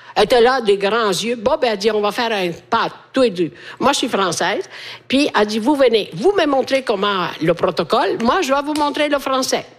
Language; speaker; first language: French; non-native, fluent; Italian